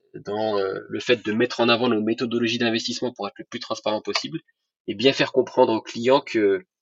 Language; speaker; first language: French; non-native, local second language; Arabic